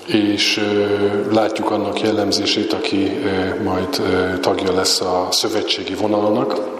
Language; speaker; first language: Hungarian; native; Hungarian